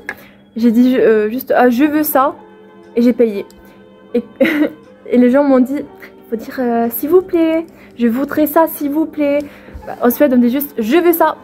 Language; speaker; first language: French; non-native, fluent; Swedish